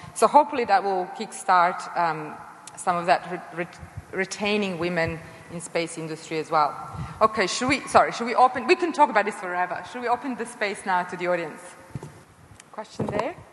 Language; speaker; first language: English; non-native, fluent; Serbian